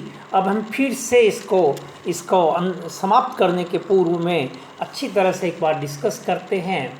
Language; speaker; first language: Hindi; native; Hindi